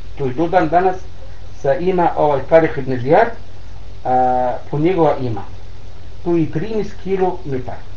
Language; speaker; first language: Bosnian; non-native, learner; Arabic